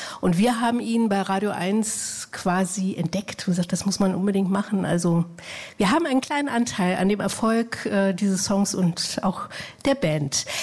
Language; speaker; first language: German; native; German